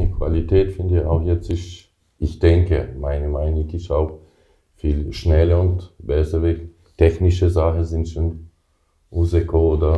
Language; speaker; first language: German; non-native, learner; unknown